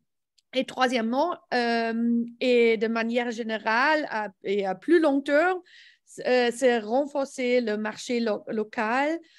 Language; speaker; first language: French; non-native, learner; English